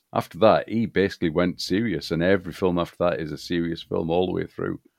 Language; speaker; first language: English; native; English